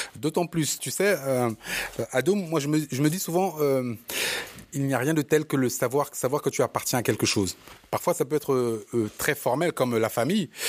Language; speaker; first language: French; early bilingual, other home language; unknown